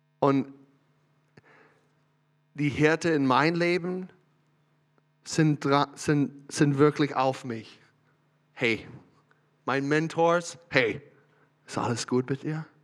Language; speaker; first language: German; non-native, learner; English